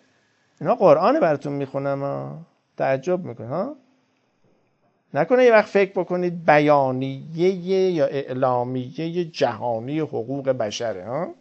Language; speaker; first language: Persian; native; Persian